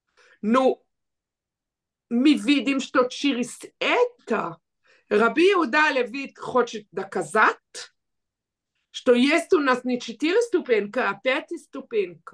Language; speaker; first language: Russian; early bilingual, heritage; Russian